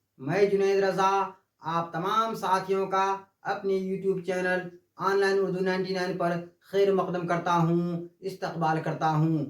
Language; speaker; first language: Urdu; native; Urdu